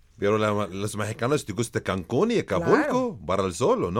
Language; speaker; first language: Spanish; non-native, learner; Arabic